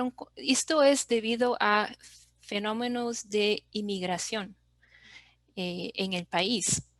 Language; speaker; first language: Spanish; non-native, fluent; Portuguese